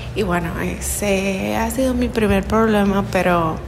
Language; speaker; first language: Spanish; native; Spanish